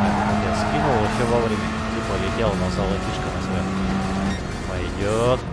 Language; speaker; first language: Russian; native; Russian